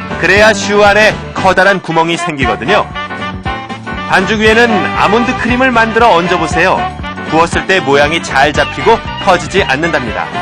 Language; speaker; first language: Korean; native; Korean